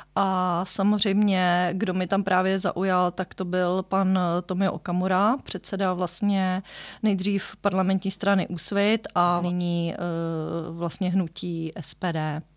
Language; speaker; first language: Czech; native; Czech